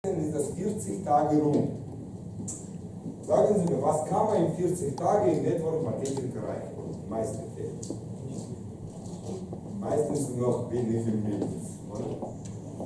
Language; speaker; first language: German; non-native, fluent; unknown